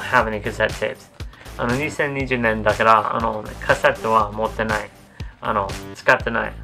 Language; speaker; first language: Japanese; non-native, learner; English